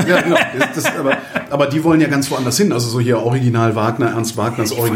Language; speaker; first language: German; native; German